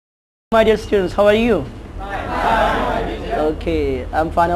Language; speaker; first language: English; non-native, fluent; Bangla